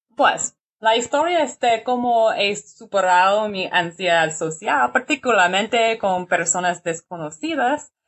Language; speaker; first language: Spanish; non-native, learner; English